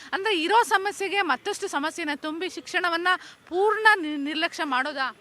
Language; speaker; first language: Kannada; native; Kannada